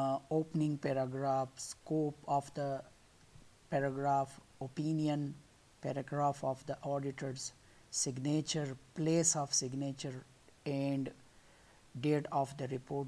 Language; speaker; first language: English; non-native, local second language; Pashto